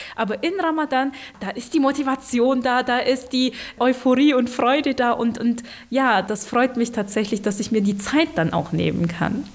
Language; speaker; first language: German; early bilingual, other home language; Turkish